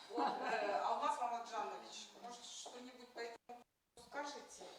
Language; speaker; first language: Russian; native; Russian